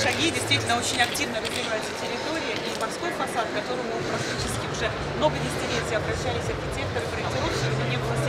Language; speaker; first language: Russian; native; Russian